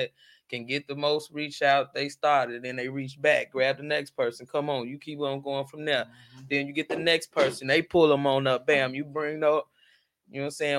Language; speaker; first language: English; native; English